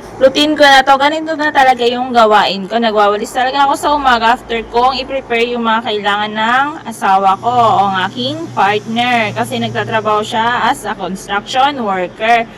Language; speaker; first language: Filipino; native; Filipino